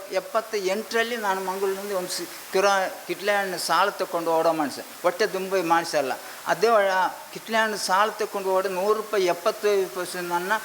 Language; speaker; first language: Kannada; non-native, local second language; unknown